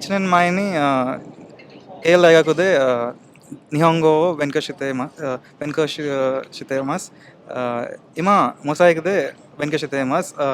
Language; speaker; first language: Japanese; non-native, learner; Telugu